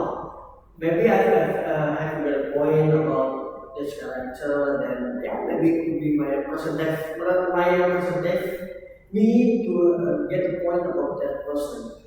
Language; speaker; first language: English; non-native, learner; Indonesian